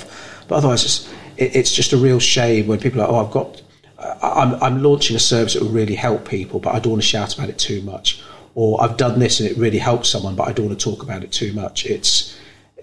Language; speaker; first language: English; native; English